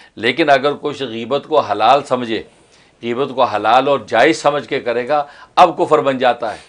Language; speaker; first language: Urdu; native; Urdu